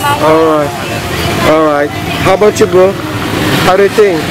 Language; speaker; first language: English; non-native, learner; Indonesian